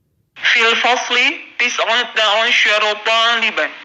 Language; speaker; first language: Arabic; non-native, fluent; Indonesian